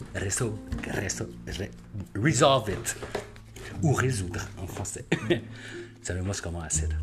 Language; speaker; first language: Spanish; non-native, learner; French